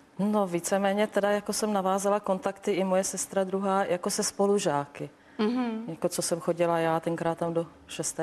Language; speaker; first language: Czech; non-native, local second language; Slovak